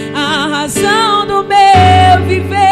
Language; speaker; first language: Portuguese; native; Portuguese